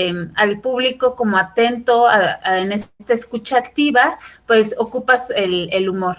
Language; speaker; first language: Spanish; native; Spanish